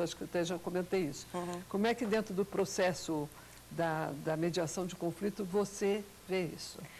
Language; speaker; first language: Portuguese; native; Portuguese